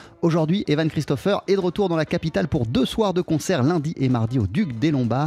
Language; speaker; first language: French; native; French